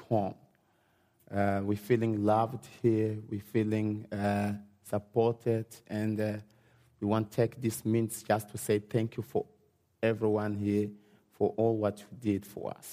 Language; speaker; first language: English; non-native, learner; Portuguese